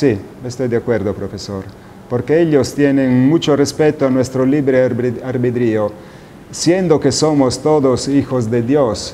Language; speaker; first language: Spanish; non-native, fluent; Italian